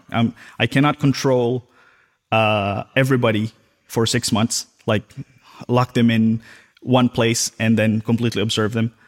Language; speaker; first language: English; non-native, local second language; Filipino